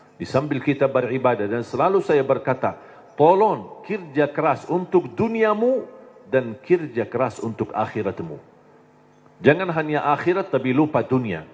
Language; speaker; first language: Indonesian; non-native, fluent; Arabic